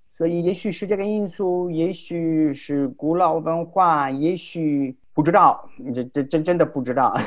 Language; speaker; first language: Chinese; non-native, fluent; Italian